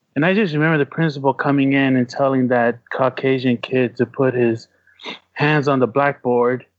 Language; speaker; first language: English; early bilingual, other home language; Tongan